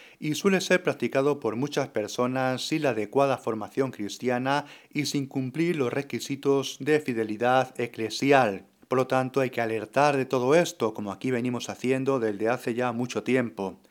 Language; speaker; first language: Spanish; native; Spanish